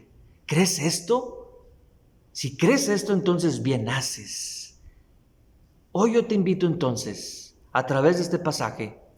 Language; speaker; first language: Spanish; native; Spanish